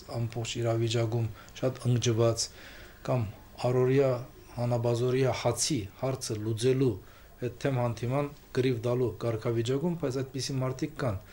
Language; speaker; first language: Armenian; early bilingual, heritage; Armenian